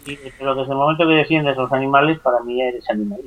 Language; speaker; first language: Spanish; native; Spanish